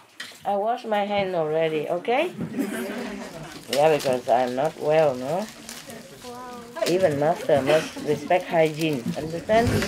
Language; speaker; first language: English; non-native, fluent; Vietnamese